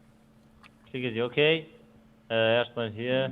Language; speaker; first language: German; non-native, fluent; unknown